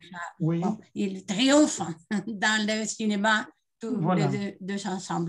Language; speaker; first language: French; non-native, learner; Spanish